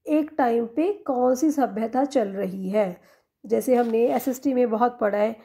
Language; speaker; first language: Hindi; non-native, local second language; Punjabi